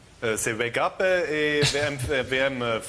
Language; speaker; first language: French; non-native, learner; German